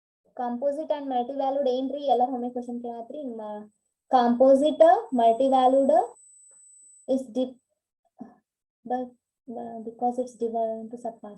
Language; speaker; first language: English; non-native, local second language; Kannada